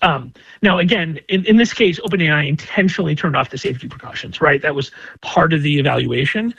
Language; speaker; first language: English; native; English